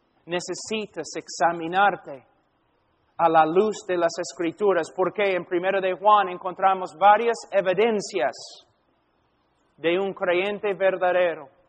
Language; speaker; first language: Spanish; non-native, fluent; English